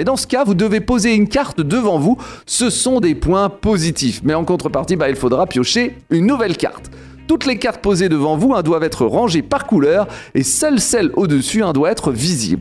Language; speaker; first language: French; native; French